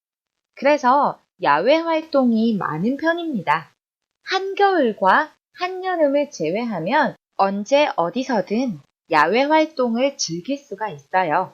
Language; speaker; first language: Korean; native; Korean